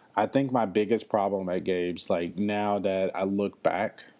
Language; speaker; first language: English; native; English